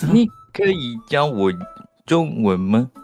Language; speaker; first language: Chinese; non-native, learner; Japanese